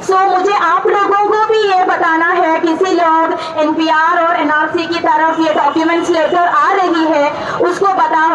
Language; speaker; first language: Hindi; non-native, local second language; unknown